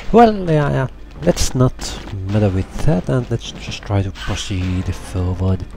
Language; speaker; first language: English; non-native, fluent; Finnish